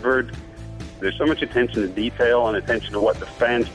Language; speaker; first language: English; native; English